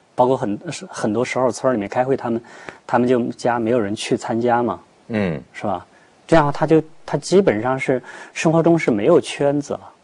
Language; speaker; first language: Chinese; native; Chinese